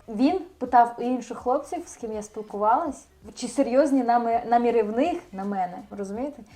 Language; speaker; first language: Ukrainian; native; Ukrainian